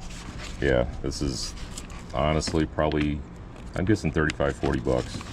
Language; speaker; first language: English; native; English